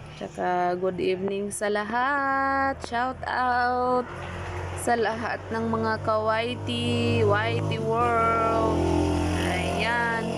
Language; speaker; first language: Filipino; non-native, local second language; Cebuano